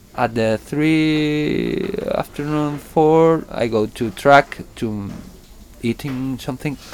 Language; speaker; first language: English; non-native, learner; Spanish